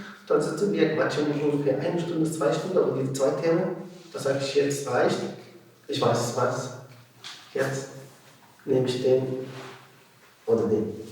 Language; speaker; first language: German; non-native, learner; Arabic